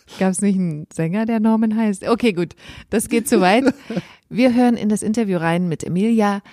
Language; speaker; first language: German; native; German